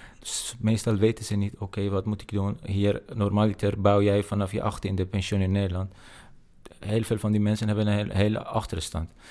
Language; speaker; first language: Dutch; non-native, fluent; Persian